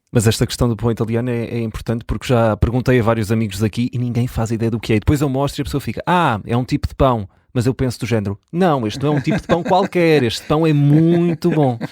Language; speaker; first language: Portuguese; native; Portuguese